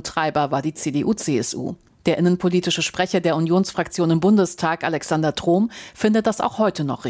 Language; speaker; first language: German; native; German